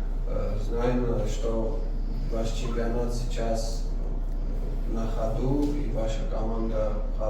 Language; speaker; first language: Russian; non-native, fluent; Armenian